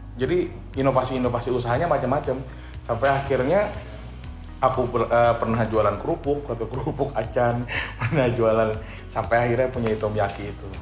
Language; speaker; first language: Indonesian; non-native, local second language; Banjar